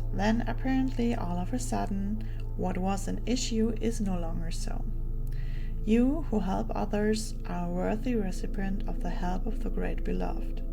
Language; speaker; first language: English; non-native, fluent; German